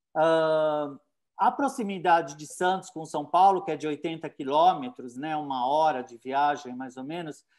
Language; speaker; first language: Portuguese; native; Portuguese